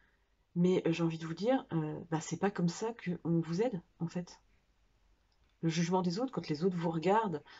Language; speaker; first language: French; native; French